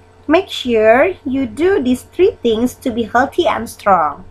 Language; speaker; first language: English; non-native, fluent; Indonesian